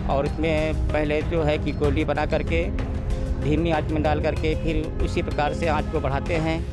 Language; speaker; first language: Hindi; native; Hindi